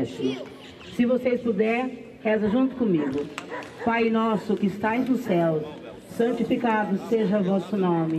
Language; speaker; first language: Portuguese; native; Portuguese